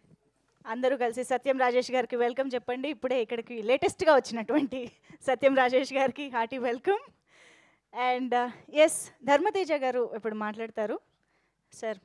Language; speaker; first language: Telugu; native; Telugu